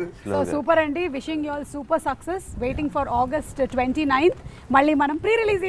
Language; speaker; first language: Telugu; native; Telugu